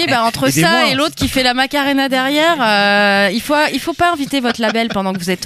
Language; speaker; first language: French; native; French